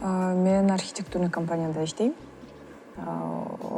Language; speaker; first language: Kyrgyz; non-native, local second language; Russian